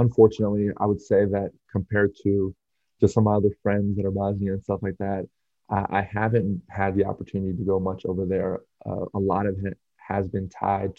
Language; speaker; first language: English; native; English